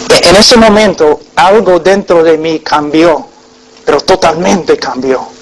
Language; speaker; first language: Spanish; non-native, fluent; English